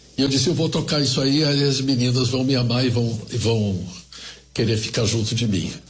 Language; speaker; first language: Portuguese; early bilingual, other home language; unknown